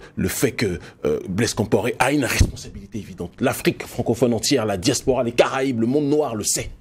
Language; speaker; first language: French; native; French